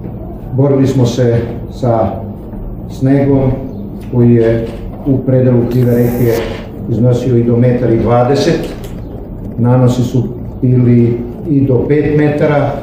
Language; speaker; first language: Serbian; native; Serbian